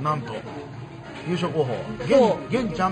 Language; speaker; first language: Japanese; native; Japanese